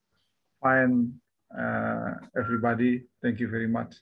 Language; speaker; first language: English; non-native, learner; Indonesian